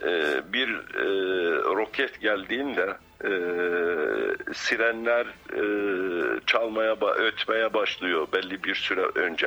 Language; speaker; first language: Turkish; non-native, fluent; Arabic